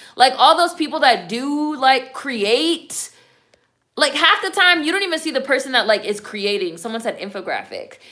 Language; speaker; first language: English; native; English